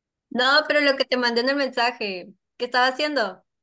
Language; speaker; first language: Spanish; native; Spanish